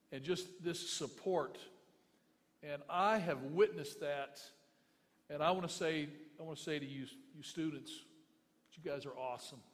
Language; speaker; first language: English; native; English